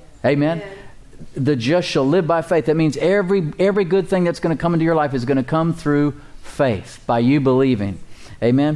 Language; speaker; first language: English; native; English